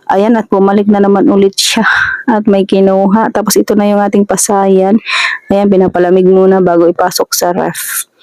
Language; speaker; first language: Filipino; native; Filipino